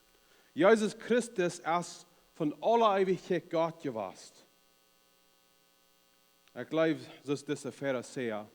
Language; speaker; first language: German; non-native, learner; Plautdietsch